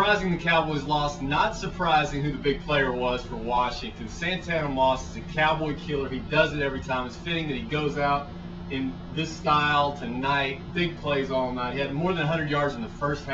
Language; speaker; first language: English; native; English